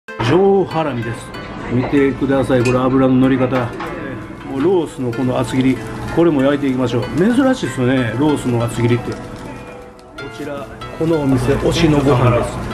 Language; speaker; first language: Japanese; native; Japanese